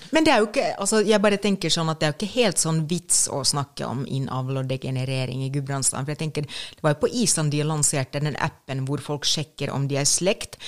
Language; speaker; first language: Norwegian; non-native, fluent; Finnish